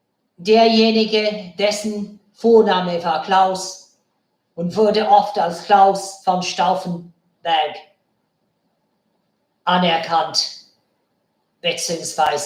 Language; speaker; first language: German; non-native, fluent; Bangla